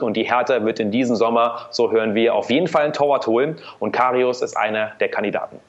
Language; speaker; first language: German; native; German